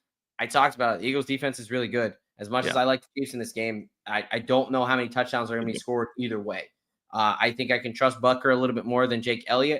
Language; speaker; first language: English; native; English